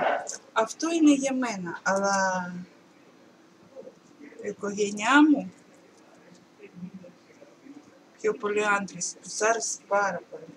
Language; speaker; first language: Greek; non-native, learner; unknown